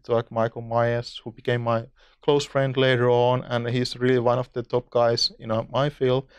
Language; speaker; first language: English; non-native, fluent; Finnish